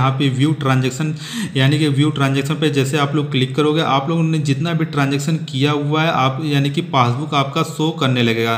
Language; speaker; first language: Hindi; native; Hindi